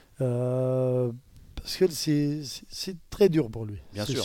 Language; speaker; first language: French; non-native, learner; Arabic